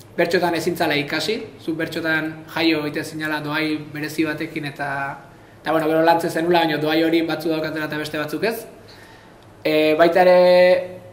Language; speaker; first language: Basque; native; Basque